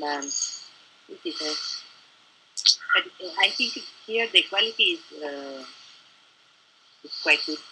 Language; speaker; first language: English; non-native, learner; Spanish